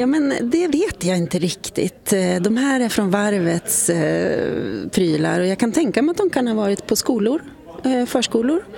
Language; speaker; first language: Swedish; native; Swedish